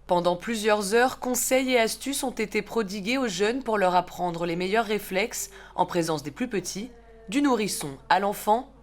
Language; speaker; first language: French; native; French